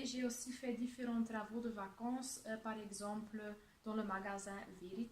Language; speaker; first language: French; non-native, local second language; Dutch